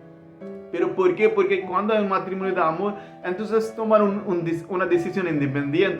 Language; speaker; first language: Spanish; non-native, learner; Hindi